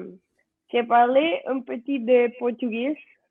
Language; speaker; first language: French; non-native, learner; Spanish